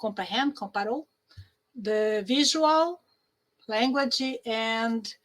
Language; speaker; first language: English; non-native, learner; Portuguese